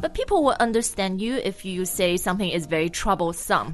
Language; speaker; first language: English; non-native, fluent; Chinese